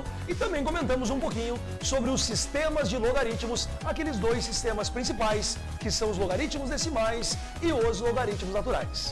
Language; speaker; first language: Portuguese; native; Portuguese